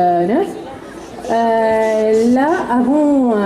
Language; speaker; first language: French; non-native, learner; Arabic